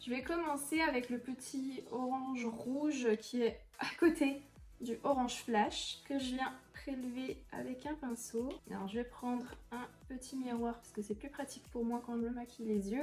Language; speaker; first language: French; native; French